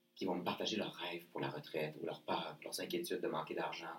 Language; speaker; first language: French; native; French